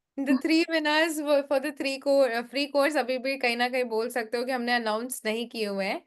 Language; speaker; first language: Hindi; native; Hindi